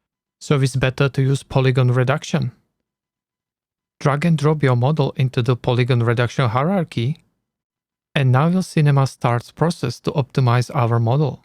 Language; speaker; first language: English; non-native, learner; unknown